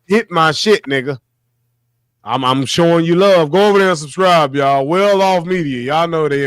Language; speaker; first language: English; native; English